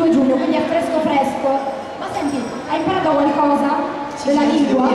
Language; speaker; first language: Italian; native; Italian